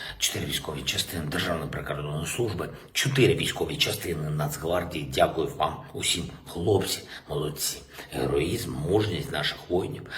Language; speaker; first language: Ukrainian; non-native, local second language; Russian